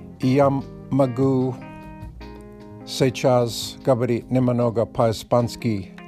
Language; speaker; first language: Russian; non-native, learner; English